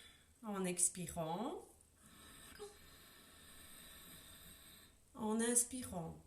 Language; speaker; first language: French; native; French